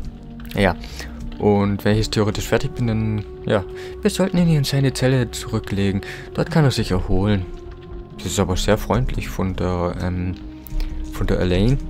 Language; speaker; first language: German; native; German